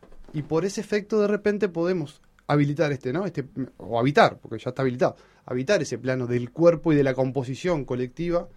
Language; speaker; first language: Spanish; native; Spanish